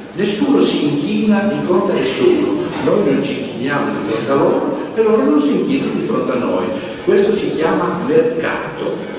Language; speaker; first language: Italian; native; Italian